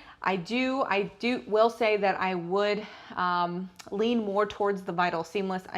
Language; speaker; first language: English; native; English